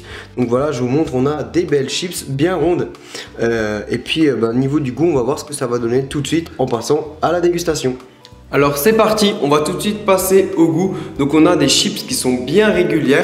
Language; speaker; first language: French; native; French